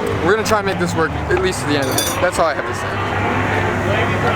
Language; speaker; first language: English; native; English